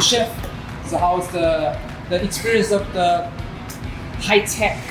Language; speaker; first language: English; non-native, fluent; Korean